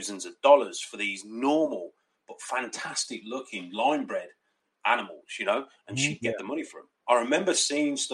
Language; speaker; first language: English; native; English